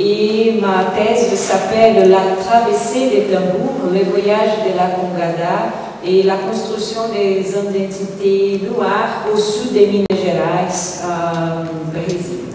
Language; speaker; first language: French; non-native, fluent; Portuguese